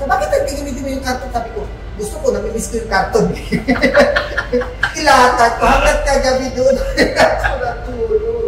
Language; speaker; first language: Filipino; non-native, local second language; Cebuano